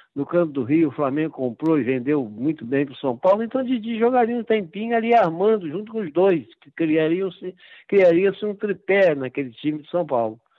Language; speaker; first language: Portuguese; native; Portuguese